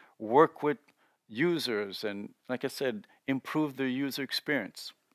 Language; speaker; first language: English; native; English